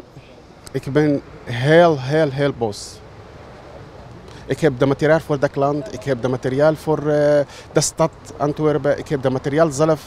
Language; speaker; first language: Dutch; non-native, learner; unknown